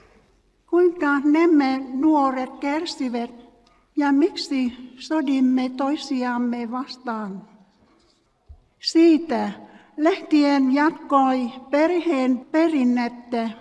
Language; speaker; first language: Finnish; non-native, learner; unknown